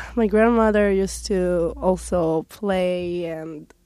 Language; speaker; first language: English; non-native, fluent; Hebrew